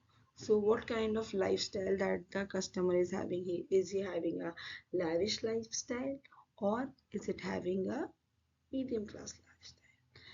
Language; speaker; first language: English; non-native, local second language; Hindi